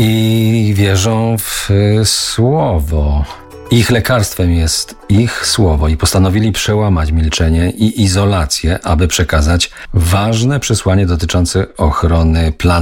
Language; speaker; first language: Polish; native; Polish